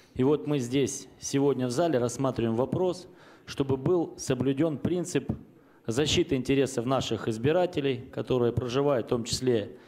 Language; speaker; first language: Russian; native; Russian